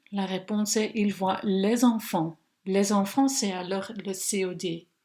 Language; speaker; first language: French; non-native, local second language; Dutch